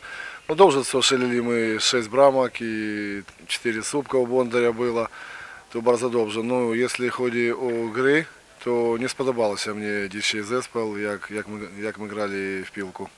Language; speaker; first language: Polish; non-native, learner; Ukrainian